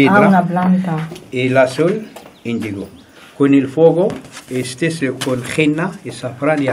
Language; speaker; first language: Spanish; non-native, learner; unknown